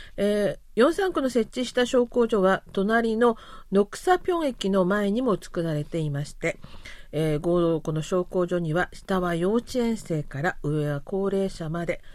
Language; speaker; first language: Japanese; non-native, fluent; Korean